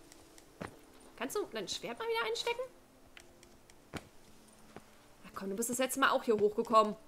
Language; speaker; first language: German; native; German